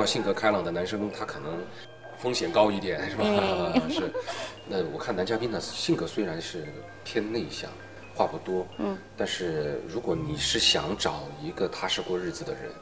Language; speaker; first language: Chinese; native; Chinese